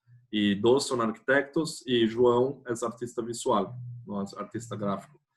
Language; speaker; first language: Spanish; non-native, fluent; Portuguese